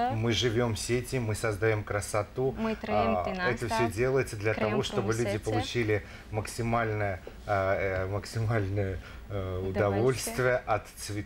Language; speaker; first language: Russian; non-native, fluent; Romanian